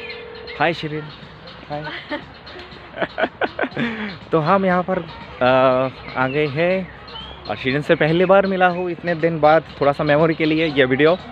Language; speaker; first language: Hindi; native; Hindi